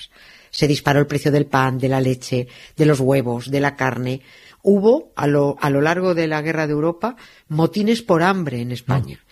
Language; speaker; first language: Spanish; native; Spanish